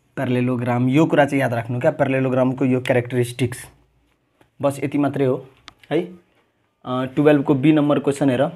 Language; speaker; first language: Nepali; non-native, local second language; Maithili